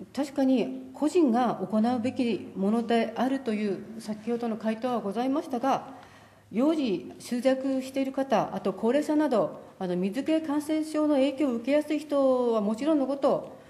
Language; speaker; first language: Japanese; native; Japanese